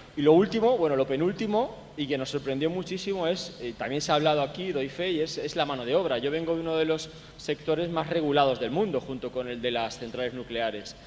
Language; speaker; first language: Spanish; native; Spanish